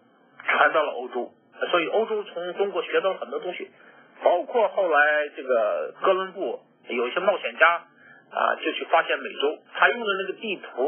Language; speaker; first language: Chinese; native; Chinese